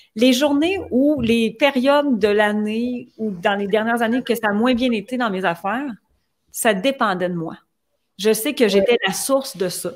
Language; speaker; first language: French; native; French